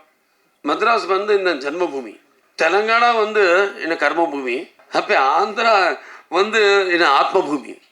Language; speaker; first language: Tamil; non-native, local second language; Telugu